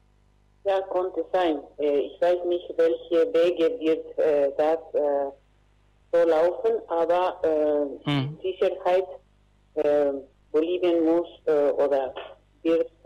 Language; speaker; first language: German; non-native, fluent; Spanish